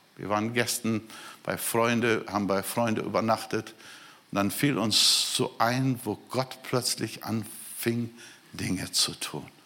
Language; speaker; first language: German; non-native, fluent; Portuguese